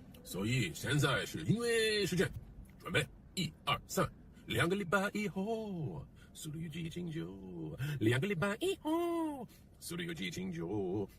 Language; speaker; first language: Chinese; non-native, learner; English